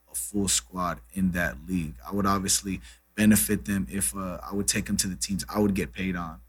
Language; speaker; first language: English; early bilingual, other home language; Portuguese